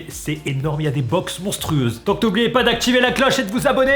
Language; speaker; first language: French; native; French